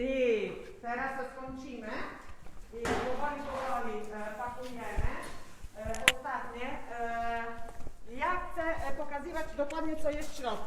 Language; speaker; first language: Polish; non-native, fluent; Italian